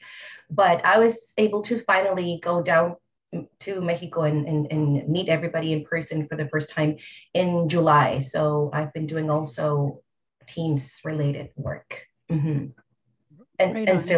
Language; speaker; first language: English; non-native, fluent; Spanish